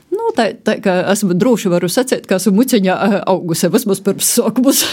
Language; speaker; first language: Latvian; native; Latvian